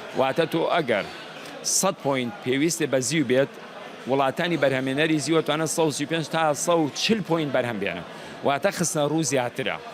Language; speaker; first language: Central Kurdish; native; Central Kurdish